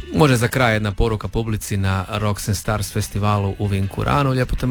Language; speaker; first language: Serbian; native; Serbian